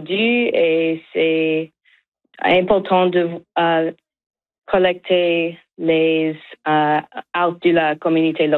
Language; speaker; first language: French; non-native, learner; English